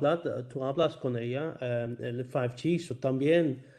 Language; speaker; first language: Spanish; non-native, learner; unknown